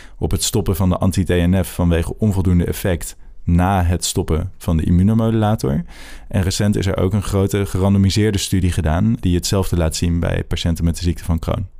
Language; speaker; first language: Dutch; native; Dutch